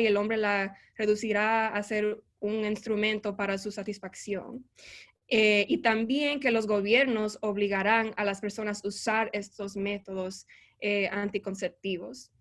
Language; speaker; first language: Spanish; early bilingual, heritage; Spanish